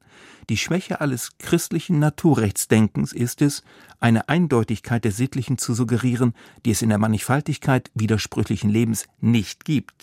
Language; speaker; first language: German; native; German